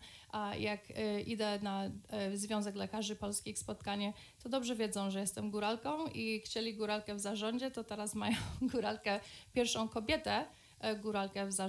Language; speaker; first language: Polish; early bilingual, other home language; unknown